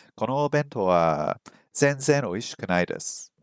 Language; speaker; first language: Japanese; non-native, learner; English